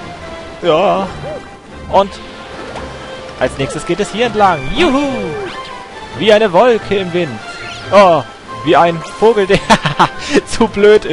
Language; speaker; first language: German; native; German